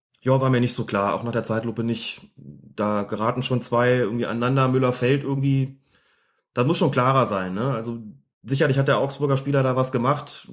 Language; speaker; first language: German; native; German